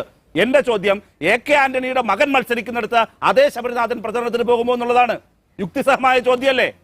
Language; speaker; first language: Malayalam; native; Malayalam